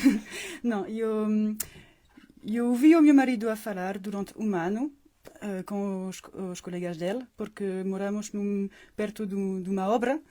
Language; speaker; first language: Portuguese; non-native, fluent; French